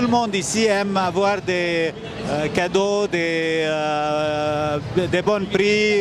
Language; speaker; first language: French; non-native, fluent; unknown